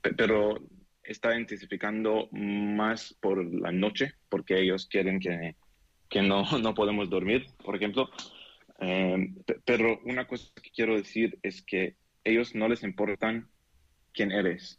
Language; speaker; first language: Spanish; non-native, learner; Hebrew